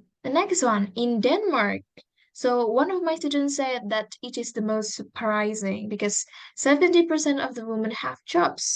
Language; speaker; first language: English; non-native, fluent; Indonesian